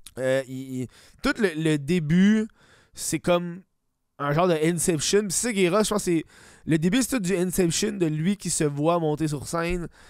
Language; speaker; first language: French; native; French